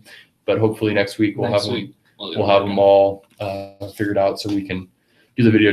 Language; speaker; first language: English; native; English